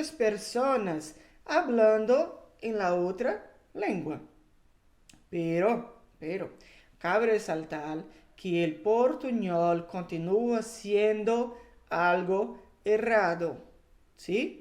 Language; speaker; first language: Spanish; non-native, fluent; Portuguese